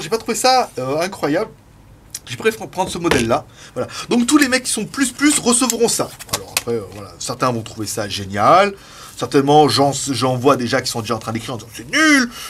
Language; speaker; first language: French; native; French